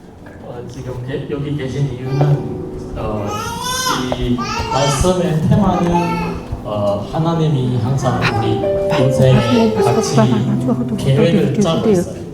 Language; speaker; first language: Korean; non-native, fluent; Indonesian